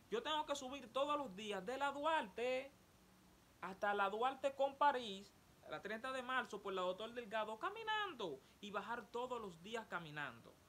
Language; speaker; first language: Spanish; native; Spanish